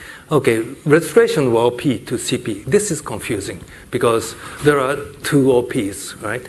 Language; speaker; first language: English; non-native, fluent; Japanese